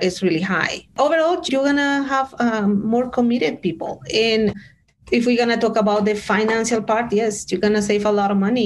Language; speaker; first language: English; non-native, fluent; Spanish